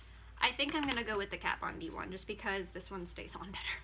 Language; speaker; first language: English; native; English